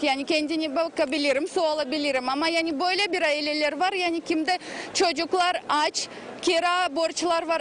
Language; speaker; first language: Turkish; non-native, learner; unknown